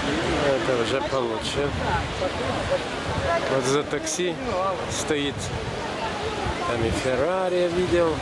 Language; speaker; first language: Russian; non-native, fluent; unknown